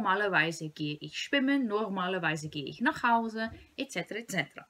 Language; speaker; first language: German; non-native, fluent; Portuguese